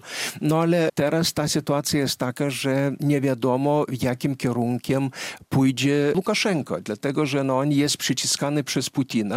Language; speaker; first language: Polish; non-native, fluent; Lithuanian